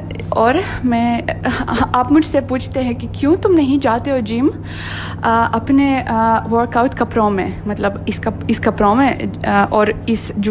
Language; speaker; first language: Hindi; non-native, fluent; Russian